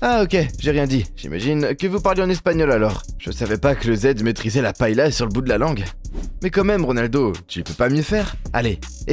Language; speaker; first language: French; native; French